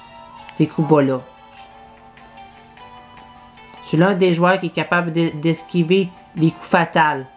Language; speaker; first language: French; native; French